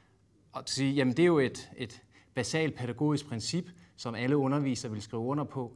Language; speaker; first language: Danish; native; Danish